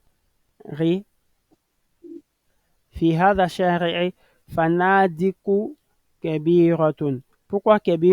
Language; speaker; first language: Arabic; non-native, fluent; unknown